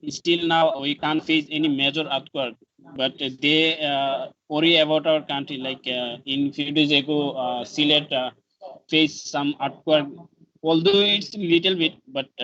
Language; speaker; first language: English; non-native, learner; Bangla